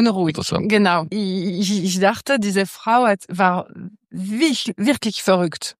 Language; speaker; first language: German; non-native, local second language; French